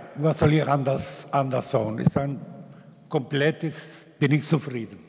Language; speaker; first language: German; non-native, learner; Turkish